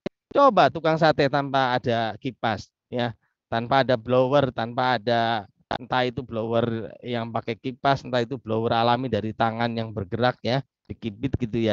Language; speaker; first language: Indonesian; native; Indonesian